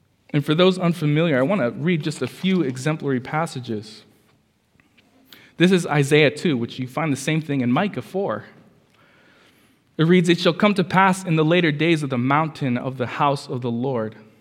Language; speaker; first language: English; early bilingual, other home language; Spanish